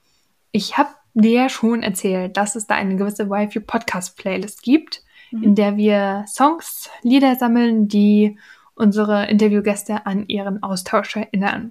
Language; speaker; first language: German; native; German